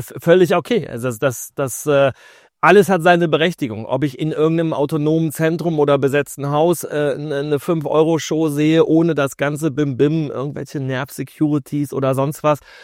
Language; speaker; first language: German; native; German